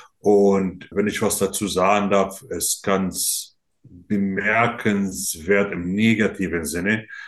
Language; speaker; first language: German; non-native, fluent; Arabic